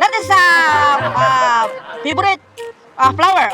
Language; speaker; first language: English; non-native, learner; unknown